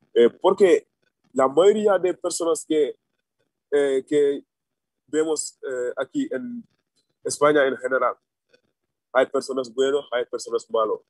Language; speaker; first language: Spanish; non-native, learner; Wolof